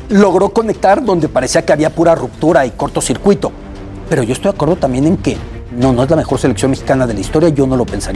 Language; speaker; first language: Spanish; native; Spanish